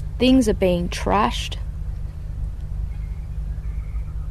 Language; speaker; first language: English; native; English